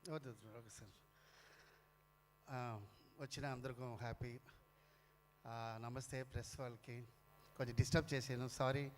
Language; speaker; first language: Telugu; non-native, learner; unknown